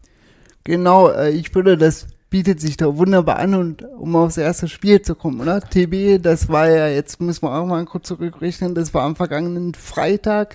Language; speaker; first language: German; native; German